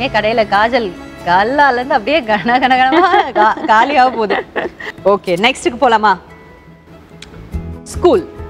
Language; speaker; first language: Tamil; native; Tamil